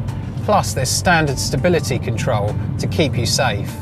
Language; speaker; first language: English; native; English